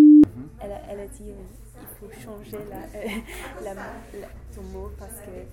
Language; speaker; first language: French; non-native, learner; English